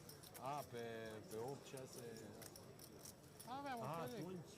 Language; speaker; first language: Romanian; native; Romanian